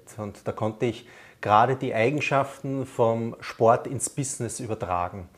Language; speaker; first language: German; native; German